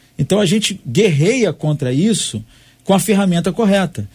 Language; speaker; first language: Portuguese; native; Portuguese